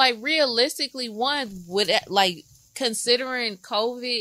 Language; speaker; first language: English; native; English